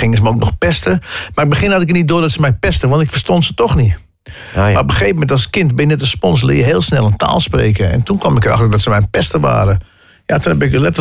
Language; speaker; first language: Dutch; early bilingual, other home language; English